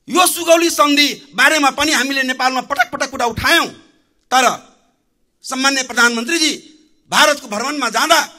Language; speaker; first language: Nepali; non-native, local second language; Maithili